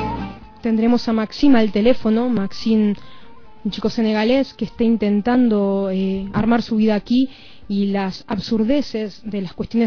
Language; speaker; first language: Spanish; native; Spanish